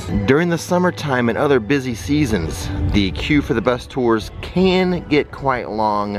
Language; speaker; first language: English; native; English